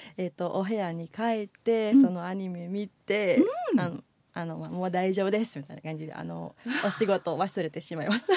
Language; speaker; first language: Japanese; non-native, learner; Indonesian